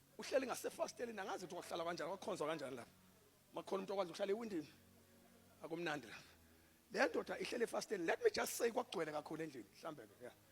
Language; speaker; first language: Zulu; native; Zulu